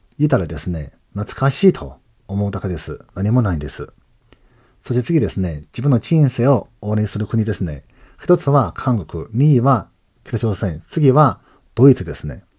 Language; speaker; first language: Japanese; non-native, fluent; Chinese